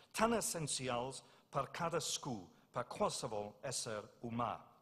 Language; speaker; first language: Catalan; non-native, fluent; English